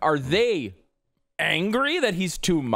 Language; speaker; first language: English; native; English